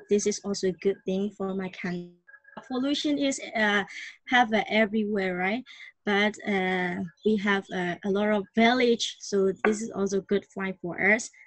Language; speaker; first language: English; non-native, learner; Burmese